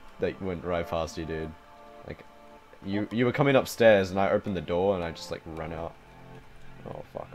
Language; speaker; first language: English; native; English